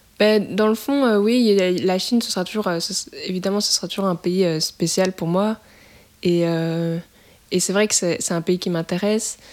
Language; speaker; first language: French; native; French